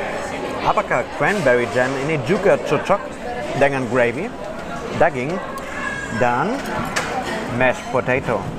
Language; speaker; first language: Indonesian; non-native, fluent; German